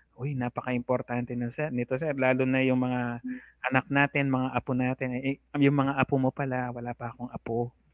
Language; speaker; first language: Filipino; native; Filipino